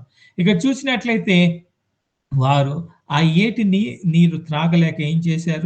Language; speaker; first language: Telugu; native; Telugu